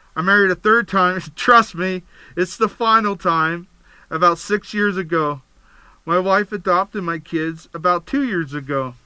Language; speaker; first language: English; native; English